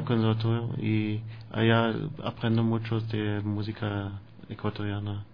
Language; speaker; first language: Spanish; non-native, learner; German